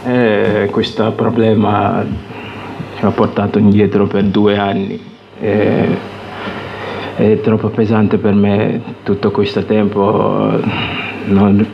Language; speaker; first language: Italian; non-native, fluent; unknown